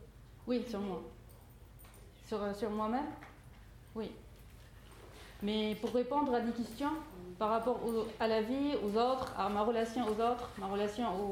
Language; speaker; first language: French; non-native, fluent; Arabic